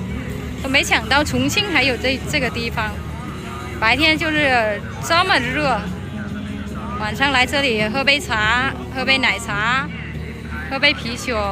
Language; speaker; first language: Chinese; non-native, fluent; Vietnamese